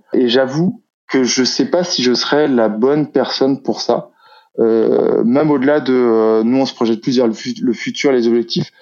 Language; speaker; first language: French; native; French